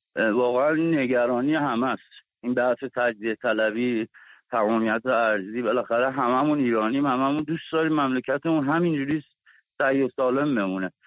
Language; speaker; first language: Persian; native; Persian